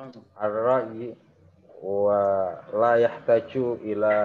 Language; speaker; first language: Arabic; non-native, fluent; Indonesian